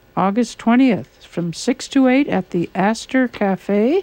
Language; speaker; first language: English; native; English